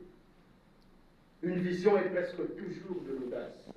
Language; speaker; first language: French; non-native, local second language; Lingala